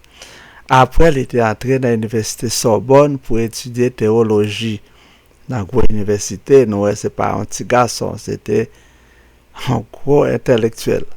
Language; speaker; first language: French; non-native, local second language; Haitian Creole